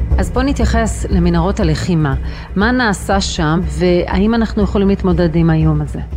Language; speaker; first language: Hebrew; native; Hebrew